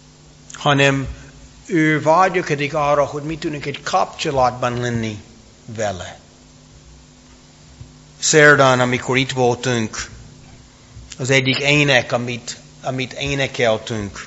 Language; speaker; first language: Hungarian; non-native, fluent; English